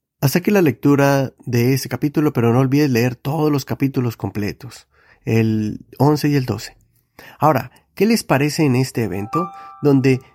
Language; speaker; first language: Spanish; native; Spanish